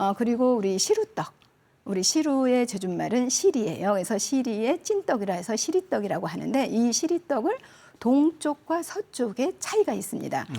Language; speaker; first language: Korean; native; Korean